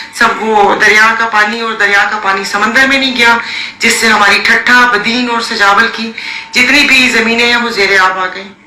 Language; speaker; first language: Urdu; non-native, local second language; Sindhi